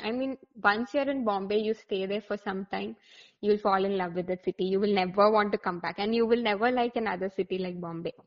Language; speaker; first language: English; non-native, local second language; Malayalam